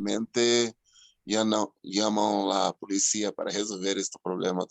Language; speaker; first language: Spanish; non-native, fluent; Portuguese